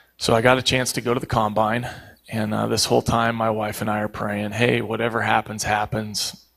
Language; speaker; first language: English; native; English